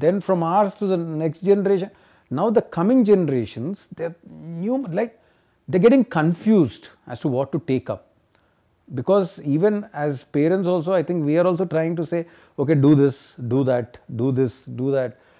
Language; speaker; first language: English; non-native, local second language; Telugu